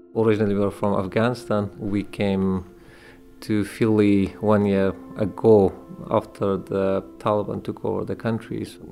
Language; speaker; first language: English; non-native, fluent; Persian